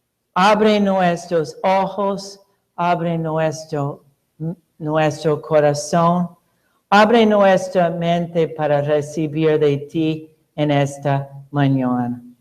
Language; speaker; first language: Spanish; non-native, fluent; English